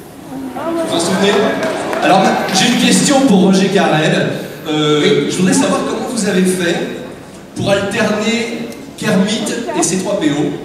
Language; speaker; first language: French; native; French